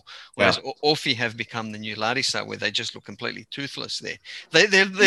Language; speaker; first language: English; native; English